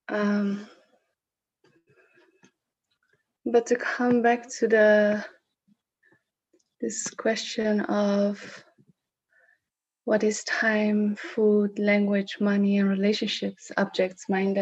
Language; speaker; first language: English; non-native, fluent; Dutch